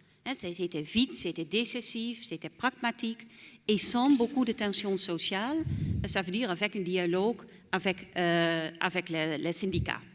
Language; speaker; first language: French; non-native, fluent; Dutch